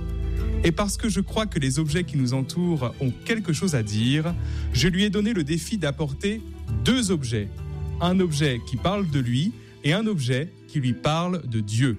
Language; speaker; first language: French; native; French